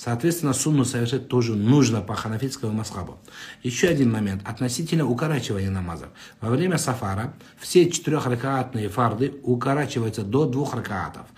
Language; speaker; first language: Russian; non-native, local second language; Kazakh